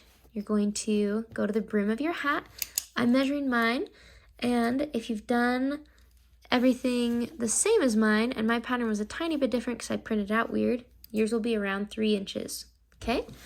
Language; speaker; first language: English; native; English